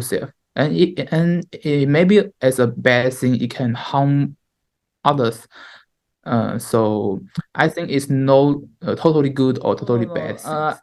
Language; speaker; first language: English; non-native, learner; Chinese